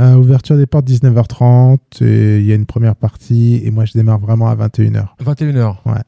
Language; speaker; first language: French; native; French